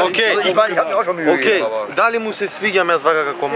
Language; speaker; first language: German; non-native, learner; Macedonian